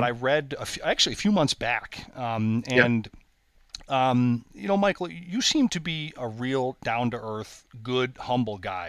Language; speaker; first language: English; native; English